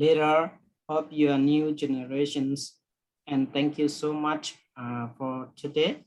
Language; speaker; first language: English; non-native, learner; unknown